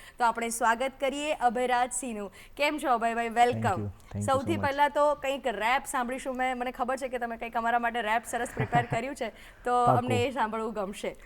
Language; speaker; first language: Gujarati; native; Gujarati